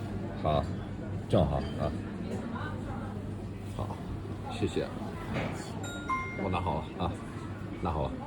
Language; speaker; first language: Chinese; non-native, fluent; English